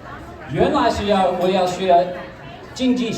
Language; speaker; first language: Chinese; non-native, fluent; English